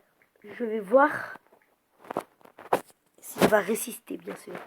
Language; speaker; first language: French; early bilingual, other home language; Arabic